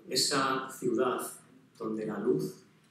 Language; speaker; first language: Spanish; native; Spanish